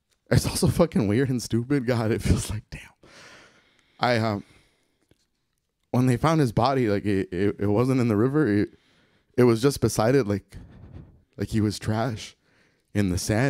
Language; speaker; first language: English; early bilingual, other home language; Spanish